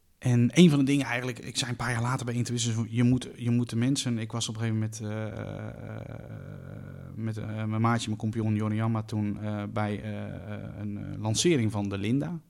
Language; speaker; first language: Dutch; native; Dutch